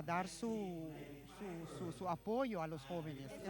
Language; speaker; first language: Spanish; non-native, fluent; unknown